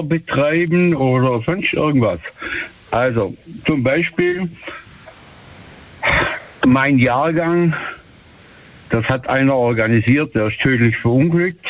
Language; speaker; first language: German; native; German